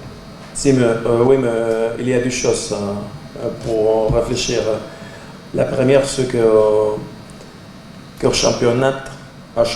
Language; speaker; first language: French; non-native, learner; Portuguese